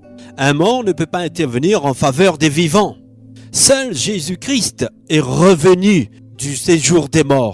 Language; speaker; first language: French; native; French